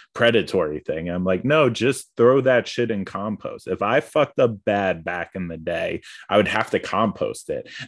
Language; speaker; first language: English; native; English